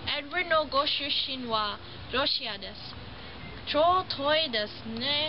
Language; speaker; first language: Japanese; non-native, learner; English